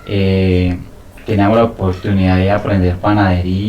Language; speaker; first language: Spanish; native; Spanish